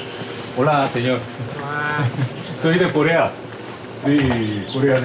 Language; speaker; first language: Spanish; non-native, learner; Korean